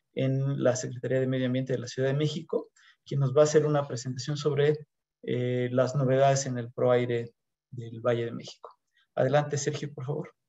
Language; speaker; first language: Spanish; native; Spanish